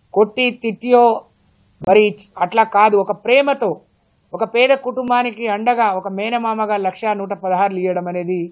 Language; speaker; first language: Telugu; non-native, local second language; Lambadi